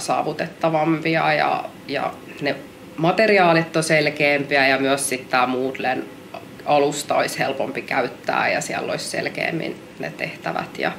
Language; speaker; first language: Finnish; native; Finnish